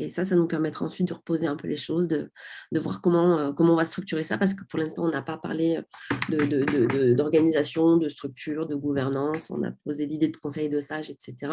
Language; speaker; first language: French; native; French